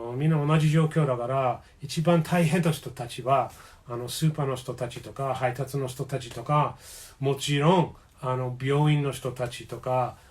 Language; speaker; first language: Japanese; non-native, fluent; English